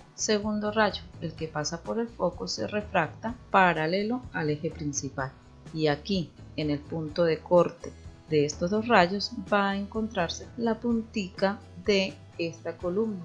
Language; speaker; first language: Spanish; native; Spanish